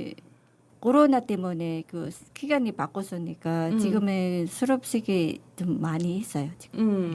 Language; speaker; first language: Korean; non-native, learner; Filipino